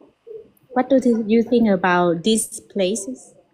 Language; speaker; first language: English; non-native, learner; Vietnamese